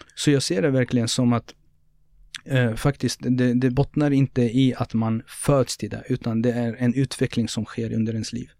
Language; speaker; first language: Swedish; native; Swedish